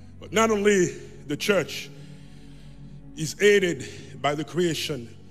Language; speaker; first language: English; non-native, fluent; Haitian Creole